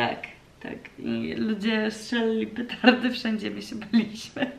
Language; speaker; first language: Polish; early bilingual, heritage; Polish